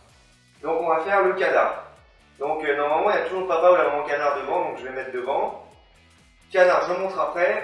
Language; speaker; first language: French; native; French